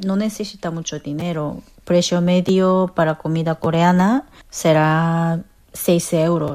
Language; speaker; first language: Spanish; non-native, fluent; Korean